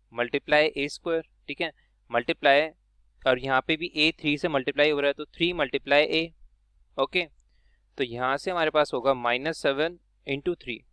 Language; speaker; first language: Hindi; native; Hindi